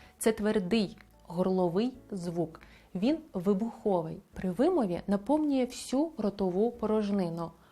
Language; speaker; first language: Ukrainian; non-native, local second language; Crimean Tatar